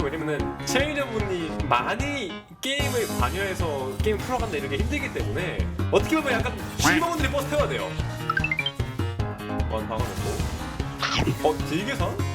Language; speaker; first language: Korean; native; Korean